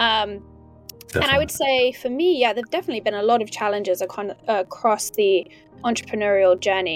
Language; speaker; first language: English; native; English